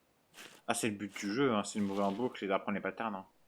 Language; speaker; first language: French; native; French